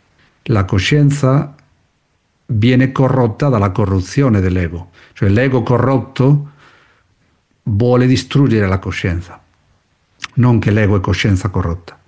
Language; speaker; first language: Italian; non-native, fluent; Spanish